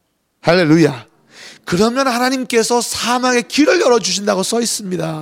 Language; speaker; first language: Korean; native; Korean